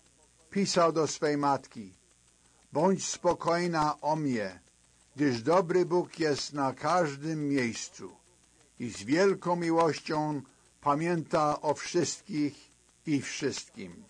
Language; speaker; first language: Polish; native; Polish